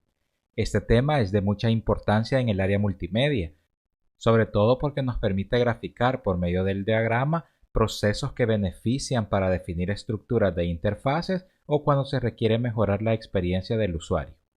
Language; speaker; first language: Spanish; native; Spanish